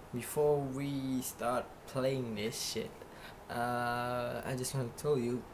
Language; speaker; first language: English; non-native, local second language; Malay